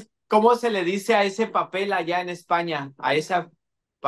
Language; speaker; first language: Spanish; native; Spanish